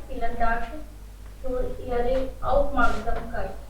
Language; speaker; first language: German; non-native, learner; Hindi